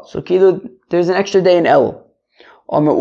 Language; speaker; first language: English; native; English